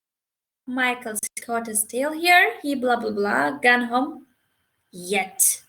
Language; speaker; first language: English; non-native, fluent; Turkish